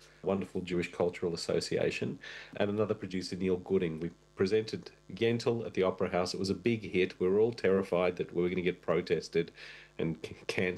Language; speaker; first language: English; non-native, fluent; Russian